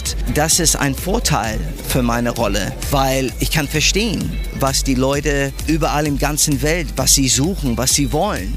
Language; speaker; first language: German; non-native, fluent; English